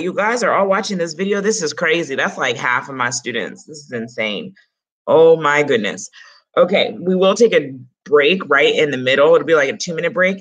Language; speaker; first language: English; early bilingual, other home language; Spanish